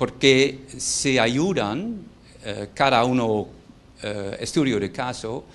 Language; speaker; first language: Spanish; non-native, fluent; Dutch